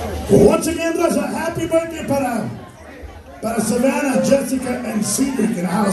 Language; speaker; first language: English; early bilingual, other home language; Spanish